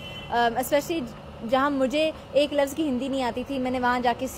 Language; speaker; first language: Hindi; non-native, fluent; English